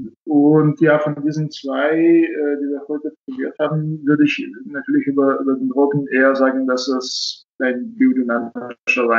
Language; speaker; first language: German; non-native, fluent; Russian